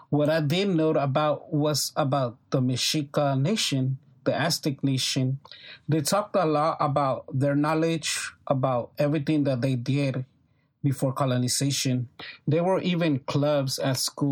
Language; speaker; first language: English; non-native, fluent; Mixtepec Mixtec